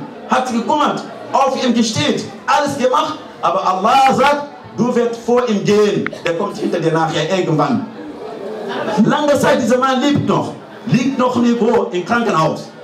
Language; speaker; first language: German; non-native, learner; Fula